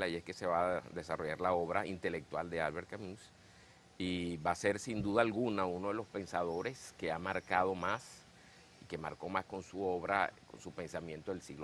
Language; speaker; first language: Spanish; native; Spanish